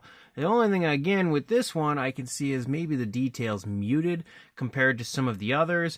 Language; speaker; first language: English; native; English